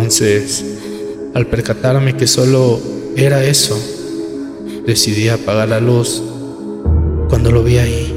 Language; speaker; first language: Spanish; native; Spanish